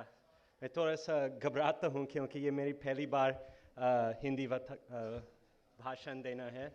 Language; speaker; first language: Hindi; non-native, fluent; English